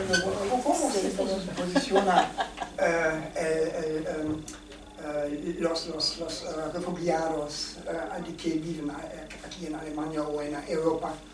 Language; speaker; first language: Spanish; non-native, learner; German